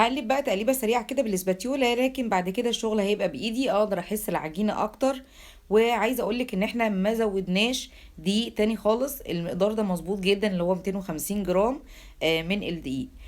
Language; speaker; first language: Arabic; native; Arabic